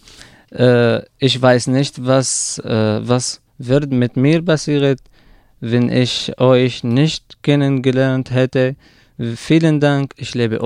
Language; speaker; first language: German; non-native, learner; Arabic